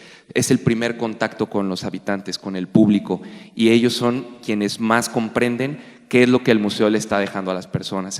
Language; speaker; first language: Spanish; native; Spanish